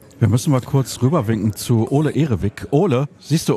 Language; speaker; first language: German; native; German